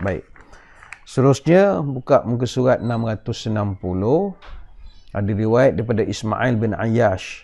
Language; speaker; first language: Malay; native; Malay